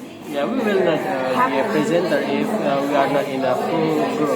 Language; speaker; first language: English; non-native, learner; Indonesian